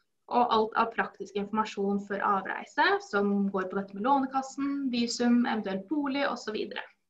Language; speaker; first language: Norwegian; native; Norwegian